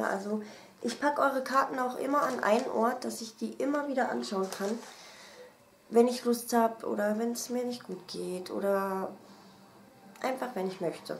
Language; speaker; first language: German; native; German